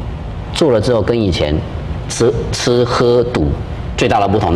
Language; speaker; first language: Chinese; native; Chinese